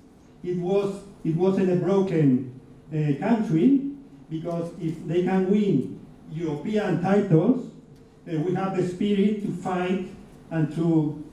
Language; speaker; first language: English; non-native, fluent; Spanish